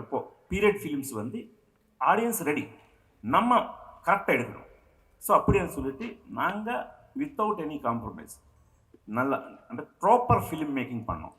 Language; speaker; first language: Tamil; non-native, local second language; Telugu